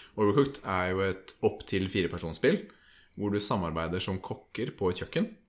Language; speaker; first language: Norwegian; native; Norwegian